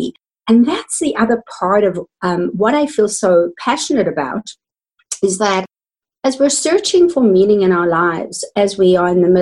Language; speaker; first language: English; native; English